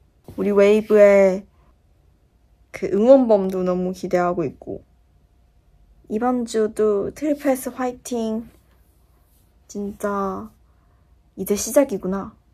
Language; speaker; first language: Korean; non-native, fluent; Chinese